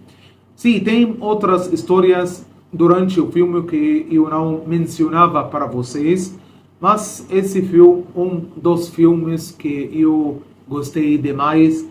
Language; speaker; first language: Portuguese; non-native, fluent; Arabic